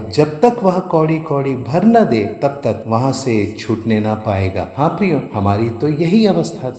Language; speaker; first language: Hindi; native; Hindi